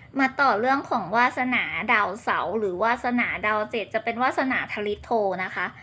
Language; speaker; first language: Thai; native; Thai